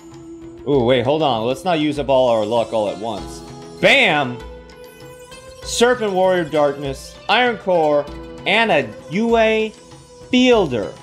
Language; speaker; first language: English; native; English